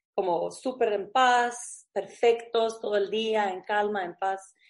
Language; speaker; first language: Spanish; non-native, learner; Swedish